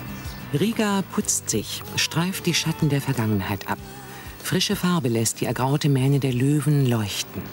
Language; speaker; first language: German; native; German